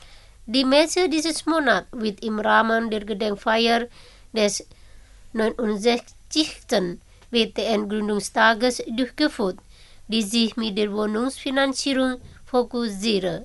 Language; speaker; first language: German; non-native, fluent; Indonesian